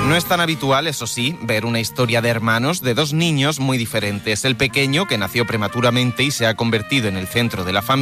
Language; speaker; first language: Spanish; native; Spanish